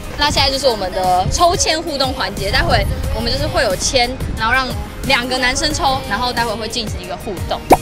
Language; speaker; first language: Chinese; native; Chinese